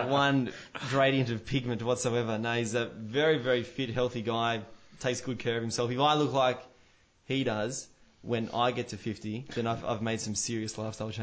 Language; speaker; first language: English; native; English